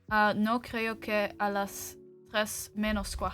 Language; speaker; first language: Spanish; non-native, learner; English